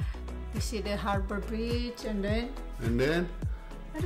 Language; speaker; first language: English; non-native, learner; Indonesian